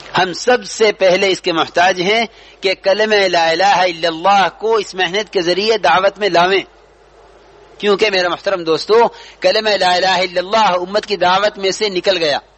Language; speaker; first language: Urdu; native; Urdu